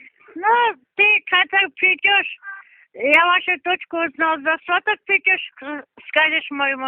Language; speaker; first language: Russian; non-native, local second language; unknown